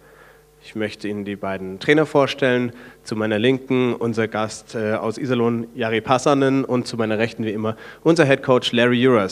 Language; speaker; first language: German; native; German